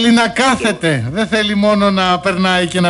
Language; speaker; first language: Greek; native; Greek